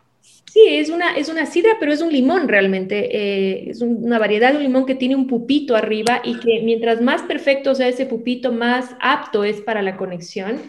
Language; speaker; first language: Spanish; native; Spanish